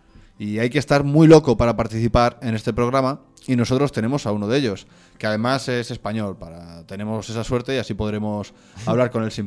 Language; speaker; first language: Spanish; native; Spanish